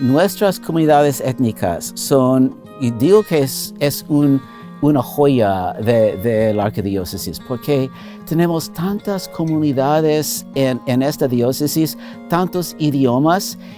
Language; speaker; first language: Spanish; non-native, fluent; English